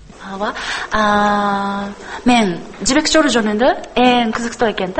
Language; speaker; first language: Kyrgyz; non-native, learner; Japanese